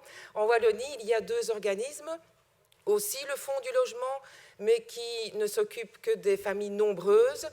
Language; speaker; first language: French; native; French